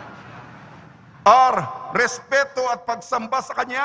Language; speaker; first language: Filipino; native; Filipino